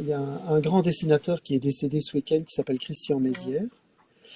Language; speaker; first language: French; native; French